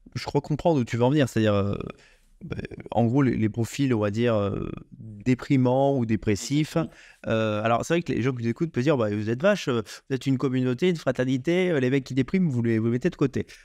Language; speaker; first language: French; native; French